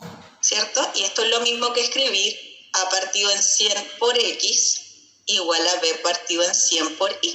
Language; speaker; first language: Spanish; native; Spanish